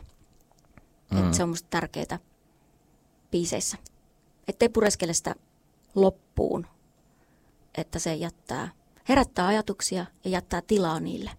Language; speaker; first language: Finnish; native; Finnish